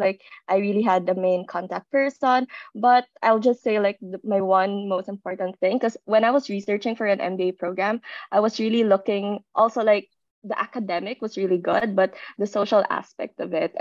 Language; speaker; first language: English; non-native, local second language; Filipino